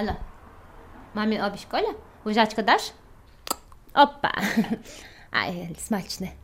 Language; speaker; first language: Polish; non-native, learner; Chechen